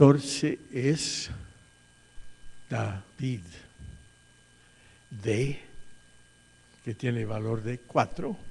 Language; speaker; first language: Spanish; non-native, fluent; English